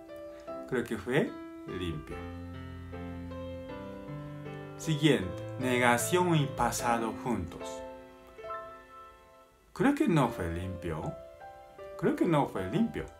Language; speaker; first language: Spanish; non-native, fluent; Japanese